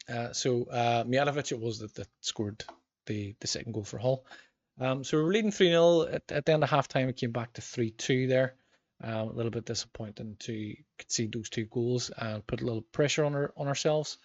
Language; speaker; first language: English; native; English